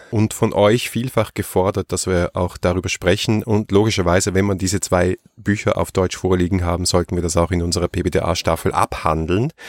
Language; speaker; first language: German; native; German